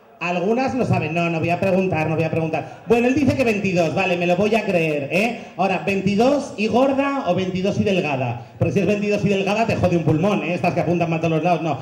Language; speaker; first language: Spanish; native; Spanish